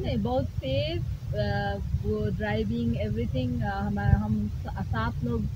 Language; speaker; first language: Hindi; non-native, learner; Nepali